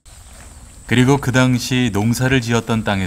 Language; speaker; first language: Korean; native; Korean